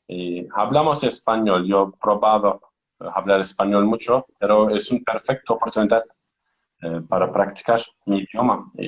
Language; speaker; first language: Spanish; non-native, learner; Turkish